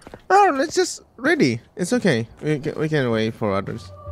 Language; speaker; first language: English; non-native, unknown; Indonesian